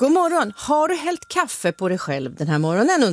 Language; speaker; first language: Swedish; native; Swedish